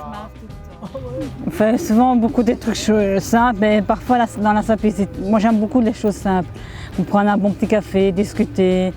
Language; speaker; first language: French; native; French